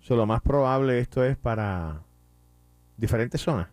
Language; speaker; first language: Spanish; native; Spanish